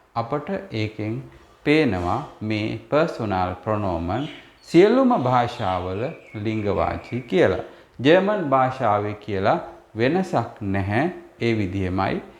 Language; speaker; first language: Sinhala; native; Sinhala